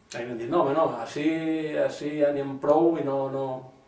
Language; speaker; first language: Spanish; non-native, local second language; Catalan